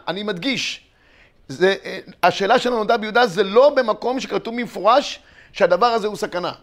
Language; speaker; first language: Hebrew; native; Hebrew